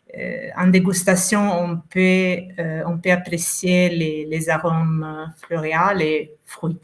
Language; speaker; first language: French; non-native, fluent; Italian